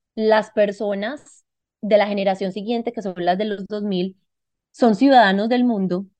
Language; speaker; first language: Spanish; native; Spanish